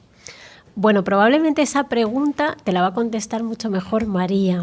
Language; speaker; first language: Spanish; native; Spanish